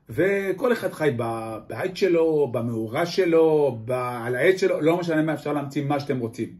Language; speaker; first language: Hebrew; native; Hebrew